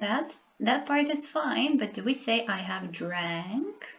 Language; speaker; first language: English; non-native, fluent; Serbian